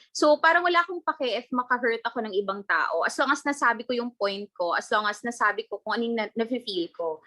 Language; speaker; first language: Filipino; non-native, local second language; Cebuano